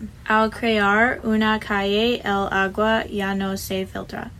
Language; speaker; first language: Spanish; non-native, learner; English